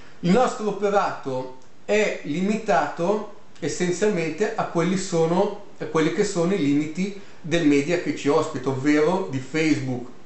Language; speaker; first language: Italian; native; Italian